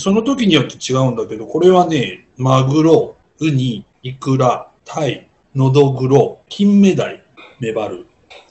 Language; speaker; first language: Japanese; native; Japanese